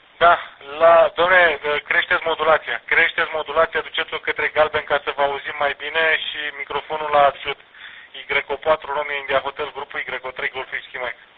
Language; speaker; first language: Romanian; native; Romanian